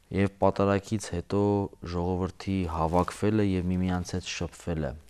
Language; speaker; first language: Armenian; native; Armenian